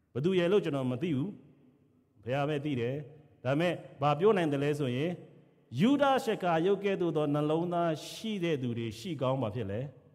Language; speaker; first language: Burmese; non-native, local second language; Kachin